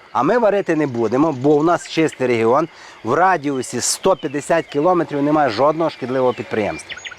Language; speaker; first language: Ukrainian; native; Ukrainian